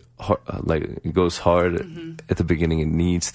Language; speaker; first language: English; non-native, fluent; Persian